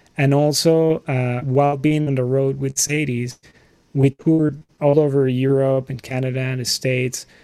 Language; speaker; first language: English; non-native, fluent; Spanish